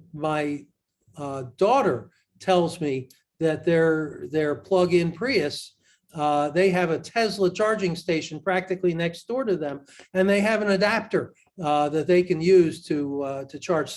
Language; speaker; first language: English; native; English